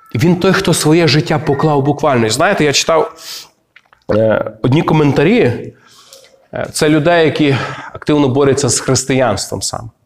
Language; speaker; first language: Ukrainian; native; Ukrainian